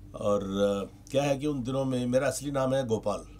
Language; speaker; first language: Hindi; native; Hindi